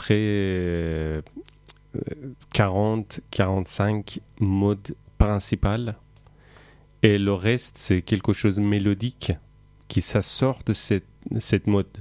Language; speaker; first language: French; non-native, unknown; Persian